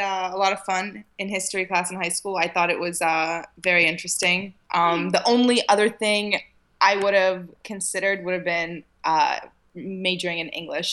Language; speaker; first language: English; early bilingual, other home language; Arabic